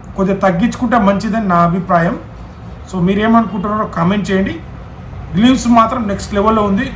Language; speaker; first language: Telugu; native; Telugu